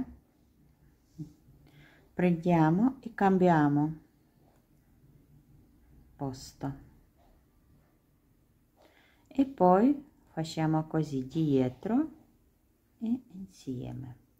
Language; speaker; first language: Italian; non-native, learner; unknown